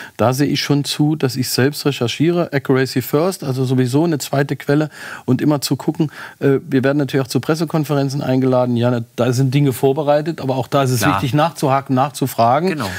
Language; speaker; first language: German; native; German